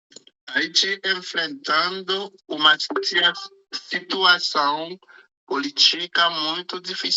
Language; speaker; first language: Portuguese; non-native, learner; Haitian Creole